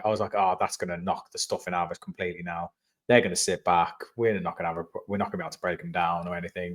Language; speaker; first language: English; native; English